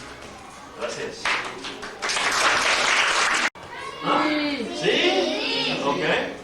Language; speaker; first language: Spanish; non-native, fluent; English